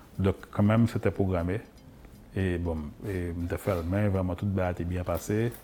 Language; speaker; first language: French; non-native, local second language; Haitian Creole